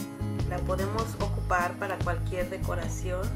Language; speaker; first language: Spanish; native; Spanish